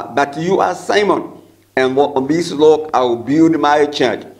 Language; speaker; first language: English; non-native, local second language; Swahili